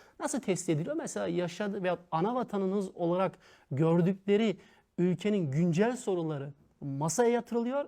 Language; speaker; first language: Turkish; early bilingual, heritage; Turkish